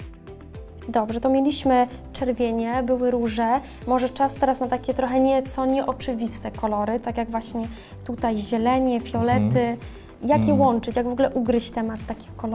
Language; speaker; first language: Polish; native; Polish